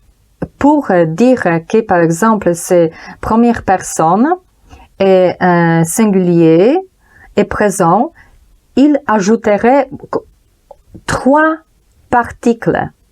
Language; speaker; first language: French; non-native, learner; Polish